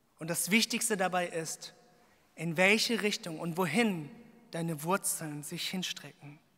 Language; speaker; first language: German; early bilingual, other home language; Korean